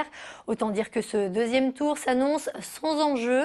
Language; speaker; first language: French; native; French